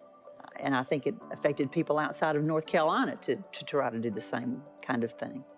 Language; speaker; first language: English; native; English